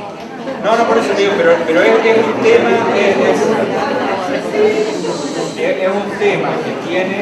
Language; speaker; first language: Spanish; native; Spanish